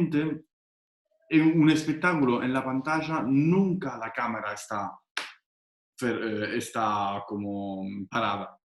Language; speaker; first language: Spanish; non-native, fluent; Italian